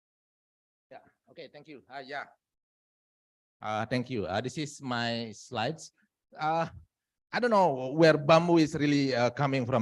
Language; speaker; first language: English; non-native, fluent; Indonesian